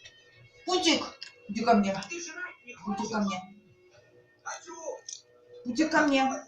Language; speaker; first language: Russian; native; Russian